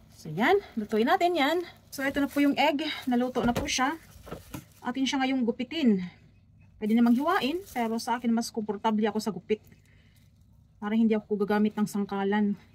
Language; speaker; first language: Filipino; non-native, local second language; Cebuano